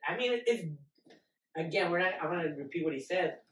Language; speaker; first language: English; early bilingual, other home language; Spanish